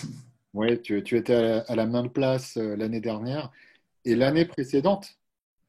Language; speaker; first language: French; native; French